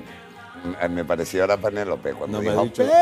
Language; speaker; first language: Spanish; native; Spanish